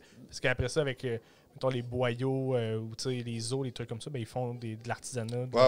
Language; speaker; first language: French; native; French